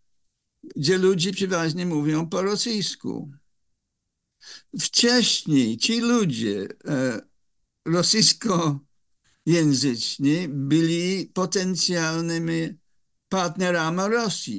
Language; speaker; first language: Polish; non-native, fluent; English